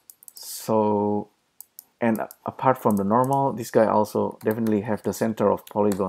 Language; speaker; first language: English; non-native, fluent; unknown